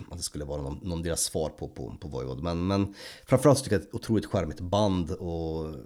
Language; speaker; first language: Swedish; native; Swedish